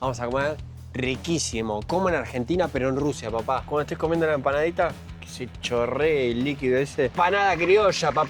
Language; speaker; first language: Spanish; native; Spanish